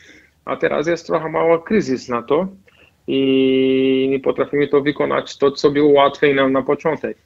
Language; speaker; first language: Polish; non-native, fluent; Portuguese